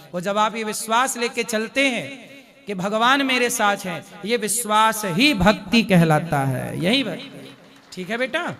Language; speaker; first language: Hindi; native; Hindi